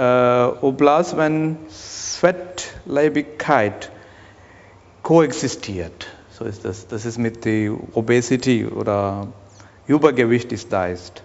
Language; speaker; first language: German; non-native, learner; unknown